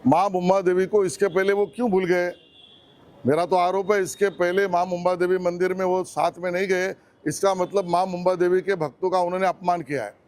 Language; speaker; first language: Hindi; non-native, local second language; Marathi